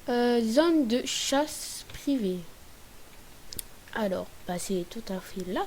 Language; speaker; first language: French; native; French